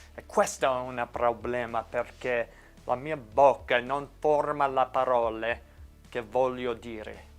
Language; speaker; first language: Italian; non-native, learner; English